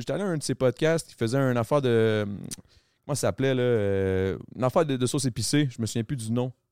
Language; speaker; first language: French; native; French